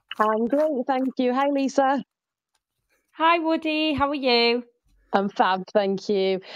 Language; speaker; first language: English; early bilingual, other home language; Arabic